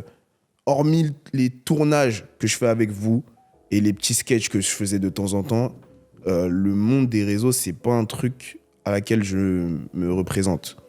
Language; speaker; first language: French; native; French